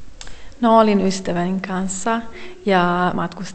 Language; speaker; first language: Finnish; non-native, learner; Hungarian